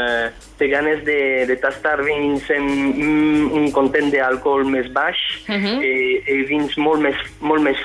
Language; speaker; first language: Catalan; non-native, fluent; French